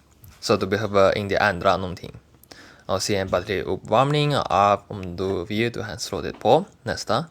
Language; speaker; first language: Swedish; non-native, learner; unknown